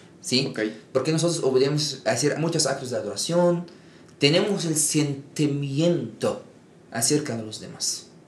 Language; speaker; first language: Spanish; non-native, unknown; Arabic